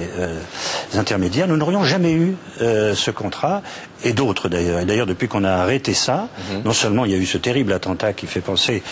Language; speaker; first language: French; native; French